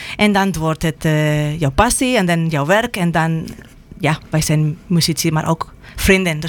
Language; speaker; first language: Dutch; non-native, fluent; Spanish